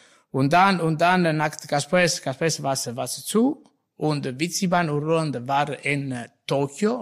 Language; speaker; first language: German; non-native, learner; Italian